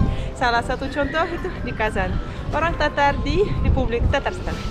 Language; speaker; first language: Indonesian; non-native, fluent; Russian